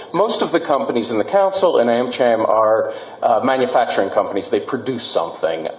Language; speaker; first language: English; native; English